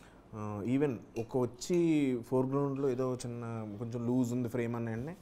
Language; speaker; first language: Telugu; native; Telugu